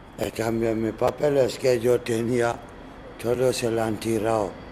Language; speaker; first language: Spanish; non-native, learner; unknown